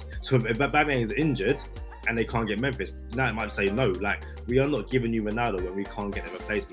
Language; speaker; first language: English; native; English